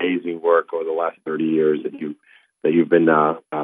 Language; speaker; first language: English; non-native, fluent; Spanish